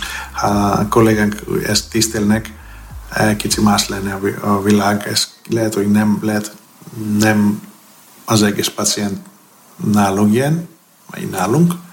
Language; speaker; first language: Hungarian; non-native, learner; Greek